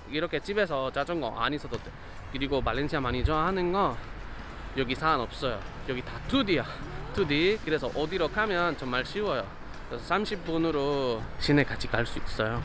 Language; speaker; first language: Korean; non-native, learner; Spanish